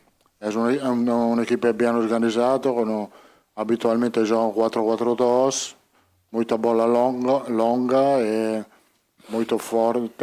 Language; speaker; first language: Portuguese; non-native, fluent; Italian